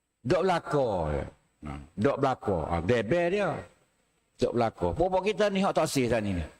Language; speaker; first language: Malay; native; Malay